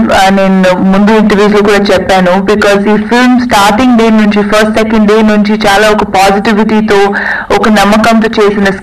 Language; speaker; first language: Telugu; non-native, fluent; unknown